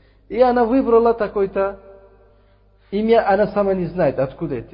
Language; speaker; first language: Russian; non-native, fluent; Uzbek